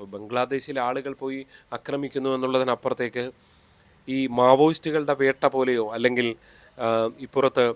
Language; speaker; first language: Malayalam; native; Malayalam